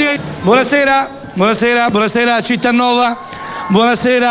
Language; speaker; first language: Italian; native; Italian